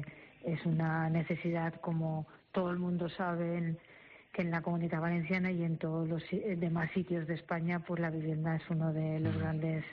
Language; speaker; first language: Spanish; native; Spanish